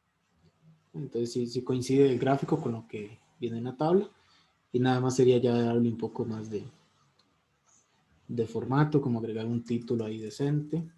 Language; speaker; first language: Spanish; native; Spanish